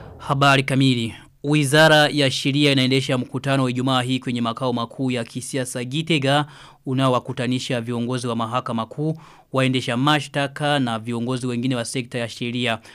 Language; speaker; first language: Swahili; non-native, local second language; Rundi